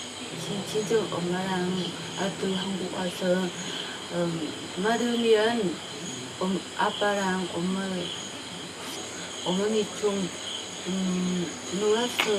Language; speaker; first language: Korean; non-native, learner; Vietnamese